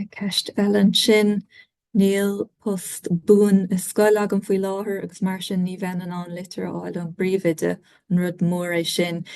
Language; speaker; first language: Irish; native; Irish